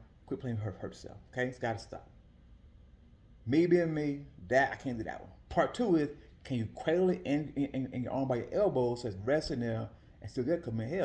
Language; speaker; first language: English; native; English